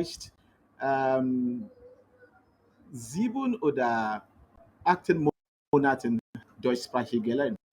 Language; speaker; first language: German; non-native, learner; Yoruba